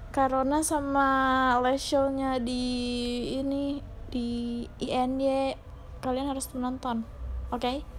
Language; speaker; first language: Indonesian; native; Indonesian